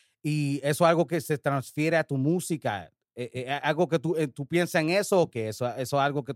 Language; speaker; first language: Spanish; early bilingual, heritage; Spanish